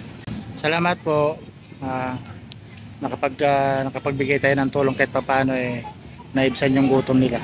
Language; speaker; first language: Filipino; native; Filipino